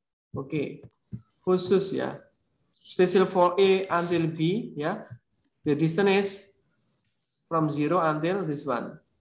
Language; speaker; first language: English; non-native, learner; Indonesian